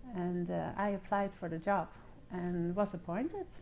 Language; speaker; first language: English; non-native, fluent; Dutch